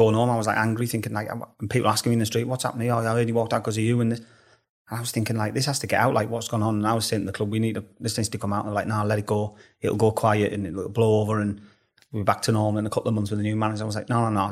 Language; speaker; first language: English; native; English